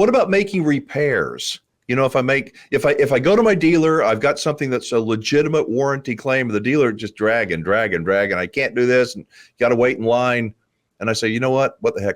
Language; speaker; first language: English; native; English